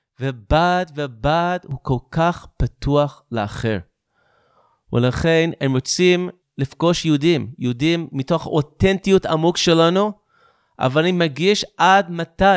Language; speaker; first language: Hebrew; non-native, fluent; English